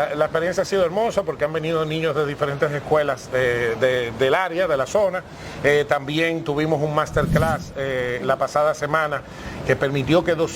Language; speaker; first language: Spanish; native; Spanish